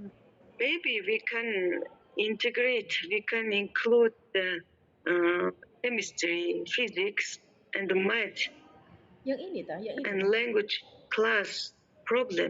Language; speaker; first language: English; non-native, learner; Mongolian